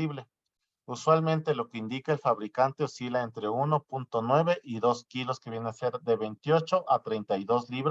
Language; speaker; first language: Spanish; native; Spanish